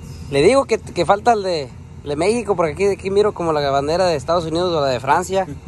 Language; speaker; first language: Spanish; early bilingual, heritage; Spanish